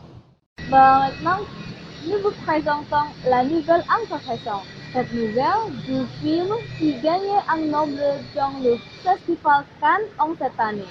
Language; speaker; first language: French; non-native, learner; Indonesian